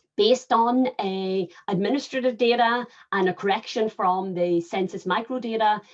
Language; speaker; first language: English; native; English